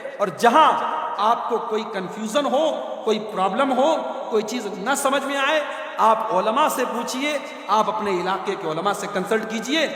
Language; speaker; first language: Urdu; native; Urdu